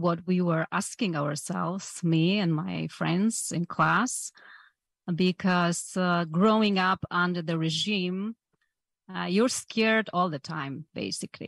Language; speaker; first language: English; non-native, fluent; Polish